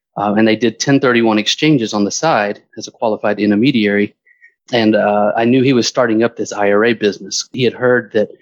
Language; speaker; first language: English; native; English